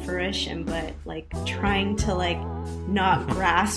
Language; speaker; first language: English; native; English